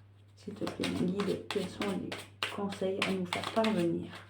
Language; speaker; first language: French; native; French